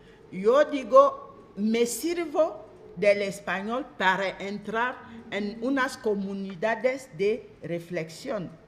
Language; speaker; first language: Spanish; non-native, fluent; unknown